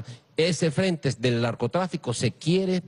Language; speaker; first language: Spanish; native; Spanish